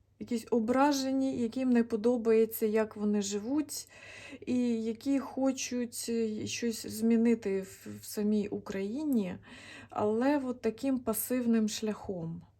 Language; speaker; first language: Ukrainian; native; Ukrainian